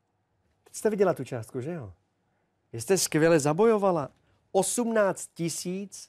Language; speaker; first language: Czech; native; Czech